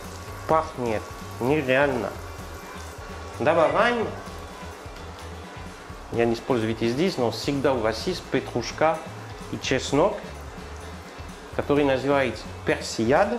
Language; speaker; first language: Russian; non-native, learner; French